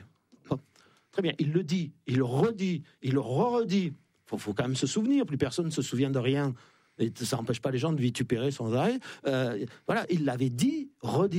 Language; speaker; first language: French; native; French